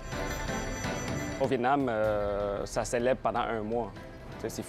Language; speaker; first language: French; early bilingual, other home language; Khmer